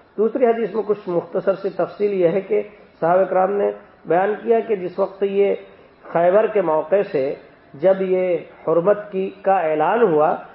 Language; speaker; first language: Urdu; native; Urdu